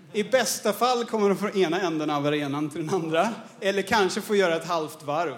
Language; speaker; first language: Swedish; non-native, fluent; English